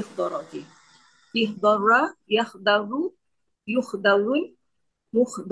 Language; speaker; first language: Arabic; non-native, learner; Indonesian